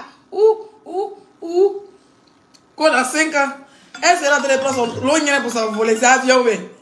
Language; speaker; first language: French; non-native, local second language; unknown